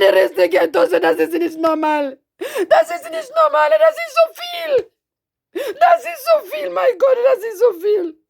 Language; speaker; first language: German; non-native, learner; Lingala